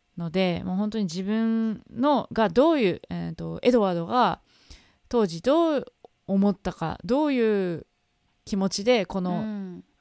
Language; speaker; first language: Japanese; native; Japanese